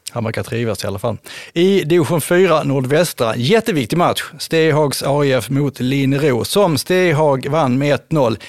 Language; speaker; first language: Swedish; native; Swedish